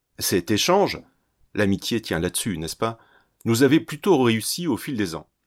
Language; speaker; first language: French; native; French